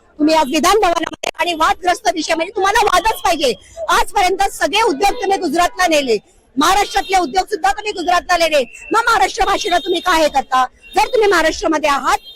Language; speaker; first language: Marathi; native; Marathi